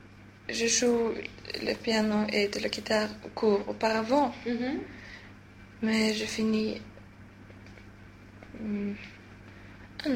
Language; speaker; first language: French; non-native, learner; Swedish